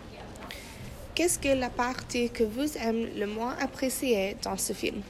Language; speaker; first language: French; non-native, learner; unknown